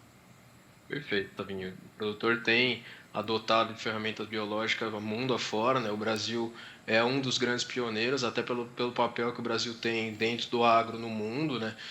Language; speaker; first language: Portuguese; native; Portuguese